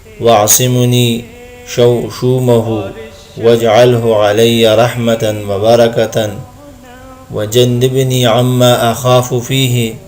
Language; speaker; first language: Urdu; non-native, local second language; Pashto